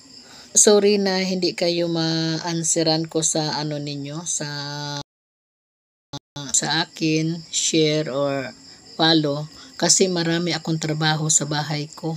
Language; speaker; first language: Filipino; non-native, local second language; Cebuano